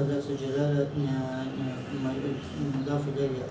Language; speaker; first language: Arabic; non-native, learner; Chechen